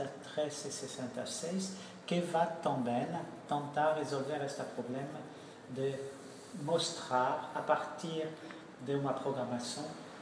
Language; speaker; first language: Portuguese; non-native, fluent; French